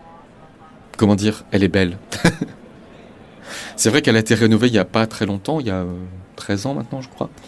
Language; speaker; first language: French; native; French